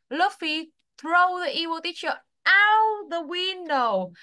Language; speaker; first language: English; non-native, fluent; Vietnamese